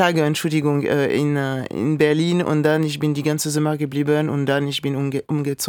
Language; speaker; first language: German; non-native, fluent; French